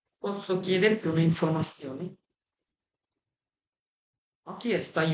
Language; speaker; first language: Italian; non-native, fluent; Bangla